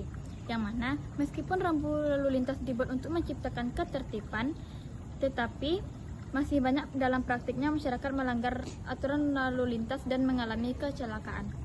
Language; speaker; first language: Indonesian; native; Indonesian